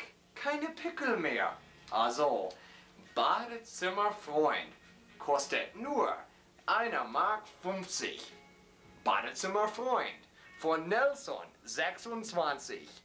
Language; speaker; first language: German; non-native, learner; English